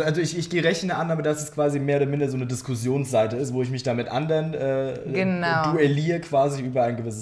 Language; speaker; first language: German; native; German